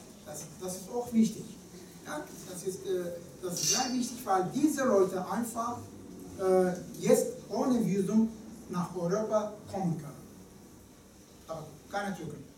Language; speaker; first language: German; non-native, fluent; Turkish